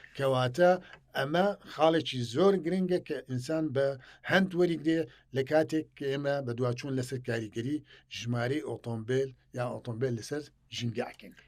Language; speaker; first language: Central Kurdish; native; Central Kurdish